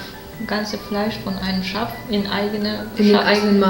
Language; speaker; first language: German; non-native, learner; Russian